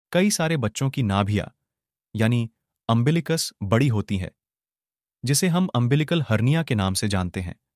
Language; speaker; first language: Hindi; non-native, local second language; Gujarati